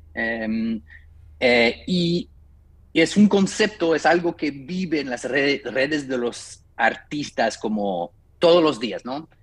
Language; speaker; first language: Spanish; non-native, fluent; French